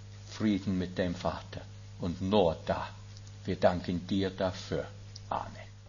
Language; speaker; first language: German; non-native, fluent; English